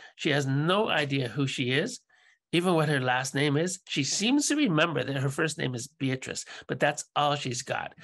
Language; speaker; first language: English; native; English